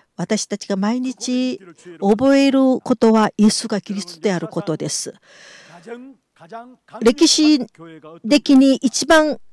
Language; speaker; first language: Japanese; non-native, fluent; Korean